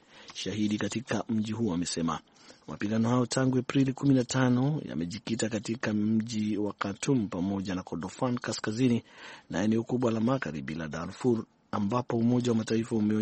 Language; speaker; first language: Swahili; non-native, local second language; Kikuyu